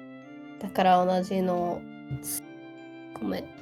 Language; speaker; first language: Japanese; non-native, learner; English